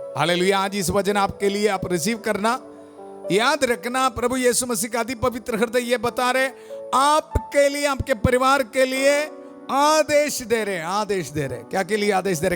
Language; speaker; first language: Hindi; non-native, local second language; Malayalam